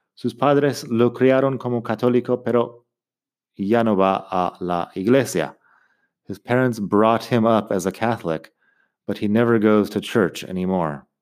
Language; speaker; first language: Spanish; non-native, fluent; English